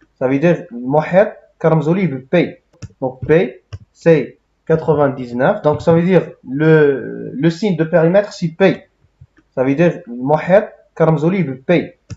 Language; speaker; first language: French; non-native, local second language; Arabic